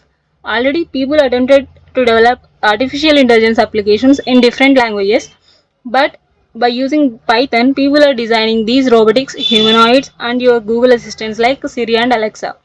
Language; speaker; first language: English; non-native, local second language; Telugu